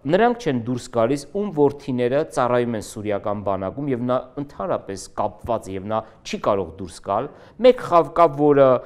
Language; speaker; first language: Armenian; native; Armenian